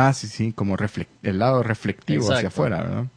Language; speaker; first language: Spanish; native; Spanish